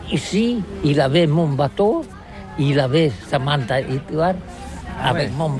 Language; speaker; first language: French; non-native, learner; Catalan